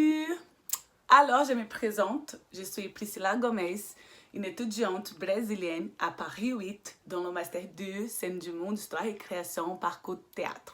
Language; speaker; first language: French; non-native, fluent; Portuguese